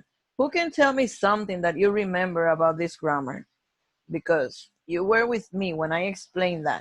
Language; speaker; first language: English; non-native, fluent; Spanish